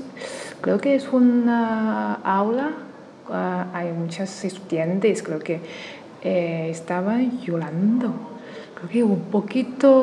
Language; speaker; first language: Spanish; non-native, learner; Chinese